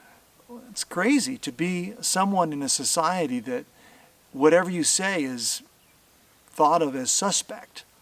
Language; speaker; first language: English; native; English